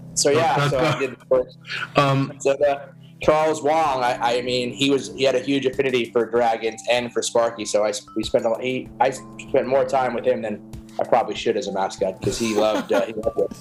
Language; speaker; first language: English; native; English